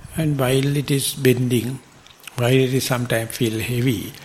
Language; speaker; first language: English; non-native, local second language; Sinhala